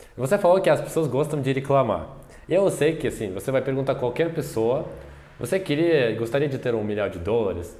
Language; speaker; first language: Portuguese; non-native, fluent; English